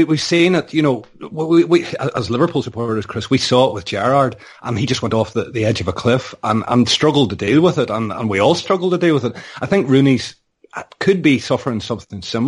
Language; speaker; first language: English; native; English